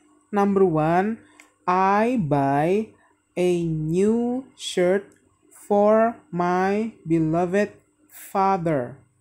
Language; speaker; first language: English; non-native, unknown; Indonesian